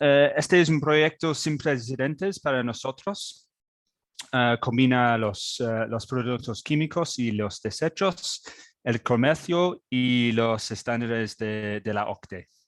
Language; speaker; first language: Spanish; non-native, learner; English